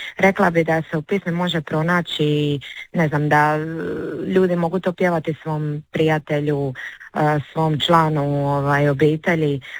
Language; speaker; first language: Croatian; native; Croatian